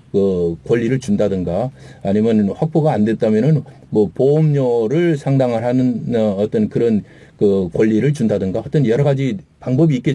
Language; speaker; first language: Korean; native; Korean